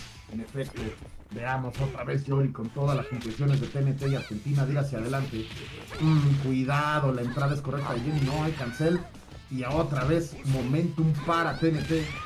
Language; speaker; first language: Spanish; native; Spanish